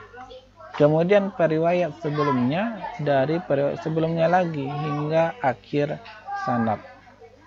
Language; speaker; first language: Indonesian; native; Indonesian